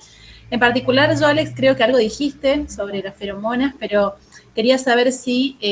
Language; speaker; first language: Spanish; native; Spanish